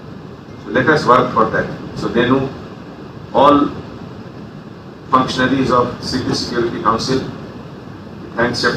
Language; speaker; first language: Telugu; non-native, fluent; Hindi